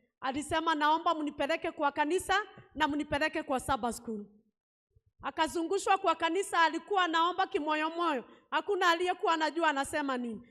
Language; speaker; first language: Swahili; non-native, local second language; Kikuyu